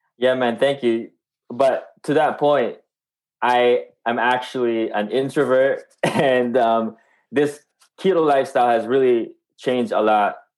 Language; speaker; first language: English; non-native, local second language; Filipino